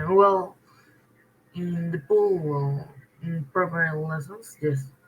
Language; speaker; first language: English; non-native, learner; Spanish